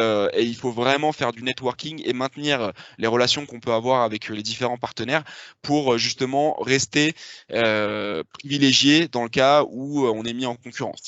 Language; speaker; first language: French; native; French